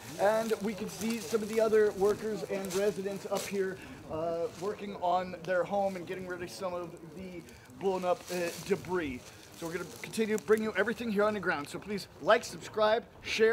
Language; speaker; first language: English; native; English